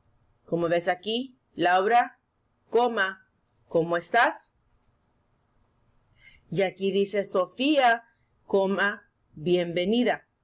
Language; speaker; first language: Spanish; early bilingual, heritage; Spanish